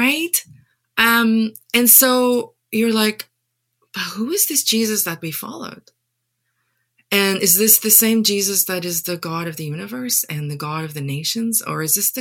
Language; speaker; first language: English; non-native, local second language; Afrikaans